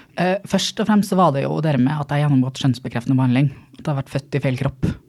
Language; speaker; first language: Norwegian; native; Norwegian